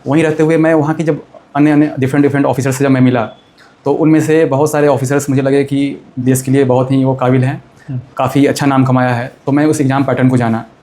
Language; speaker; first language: Hindi; native; Hindi